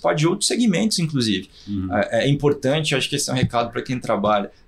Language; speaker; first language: Portuguese; native; Portuguese